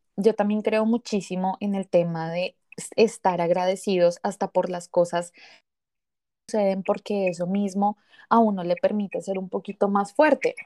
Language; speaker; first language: Spanish; native; Spanish